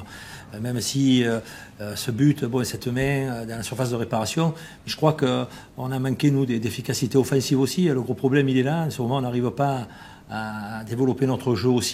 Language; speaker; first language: French; native; French